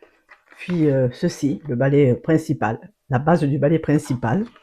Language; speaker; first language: French; native; French